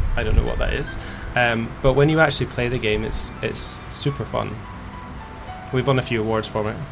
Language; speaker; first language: English; native; English